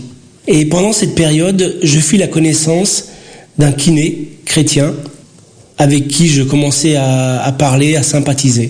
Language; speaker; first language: French; early bilingual, other home language; Portuguese